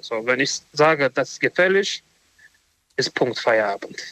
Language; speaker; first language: German; non-native, learner; Romanian